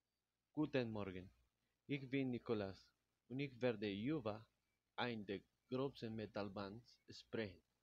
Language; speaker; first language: German; non-native, learner; Spanish